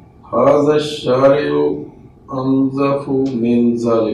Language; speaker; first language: Arabic; non-native, learner; Urdu